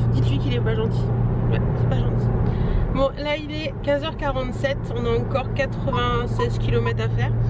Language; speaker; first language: French; native; French